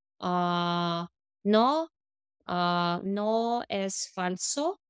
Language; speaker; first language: Spanish; non-native, learner; English